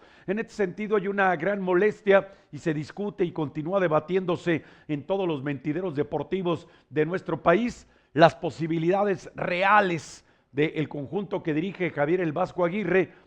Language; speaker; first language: Spanish; native; Spanish